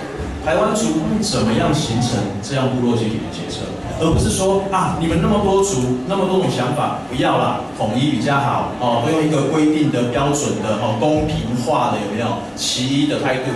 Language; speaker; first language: Chinese; native; Chinese